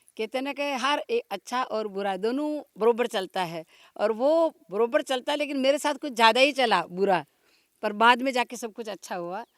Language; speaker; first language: Hindi; non-native, local second language; Rajasthani